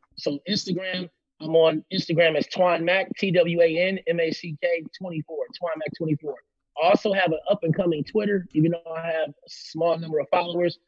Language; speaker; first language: English; native; English